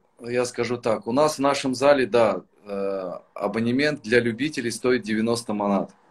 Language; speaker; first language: Russian; native; Russian